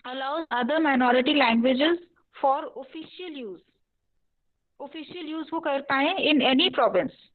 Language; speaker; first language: Hindi; non-native, local second language; Punjabi